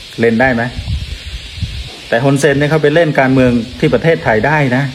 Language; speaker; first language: Thai; non-native, fluent; Khmer